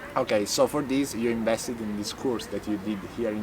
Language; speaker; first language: English; non-native, learner; Italian